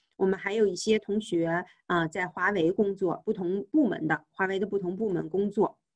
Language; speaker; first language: Chinese; native; Chinese